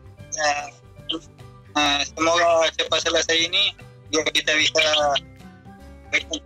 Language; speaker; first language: Indonesian; non-native, fluent; Spanish